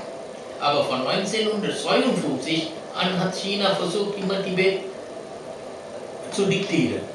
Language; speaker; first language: German; non-native, learner; Sinhala